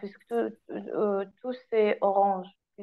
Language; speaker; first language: French; non-native, learner; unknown